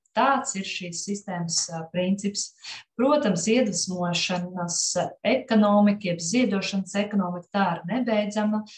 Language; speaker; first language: Latvian; non-native, local second language; Russian